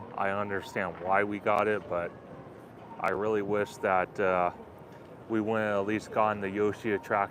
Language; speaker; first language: English; native; English